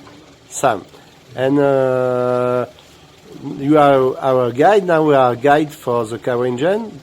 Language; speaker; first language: English; non-native, learner; French